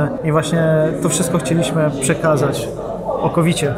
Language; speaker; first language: Polish; native; Polish